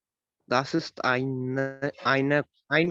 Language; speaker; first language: German; non-native, learner; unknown